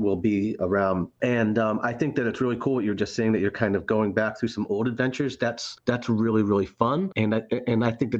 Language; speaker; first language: English; native; English